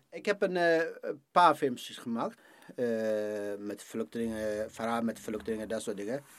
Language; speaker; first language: Dutch; non-native, fluent; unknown